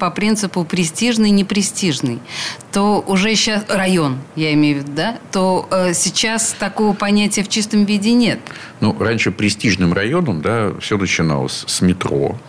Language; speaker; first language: Russian; native; Russian